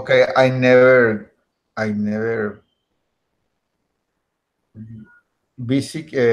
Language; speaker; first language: English; non-native, learner; Spanish